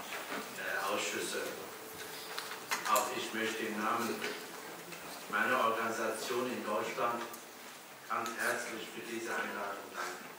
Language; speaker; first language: German; early bilingual, other home language; Kurdish